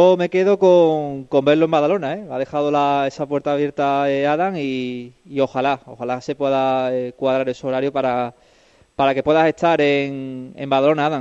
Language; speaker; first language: Spanish; native; Spanish